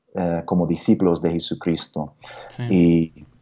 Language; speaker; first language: Spanish; non-native, fluent; English